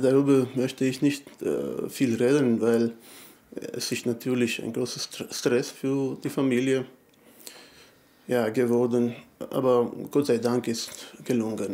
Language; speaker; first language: German; non-native, learner; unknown